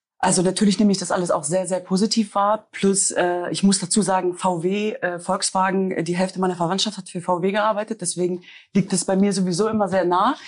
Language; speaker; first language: German; native; German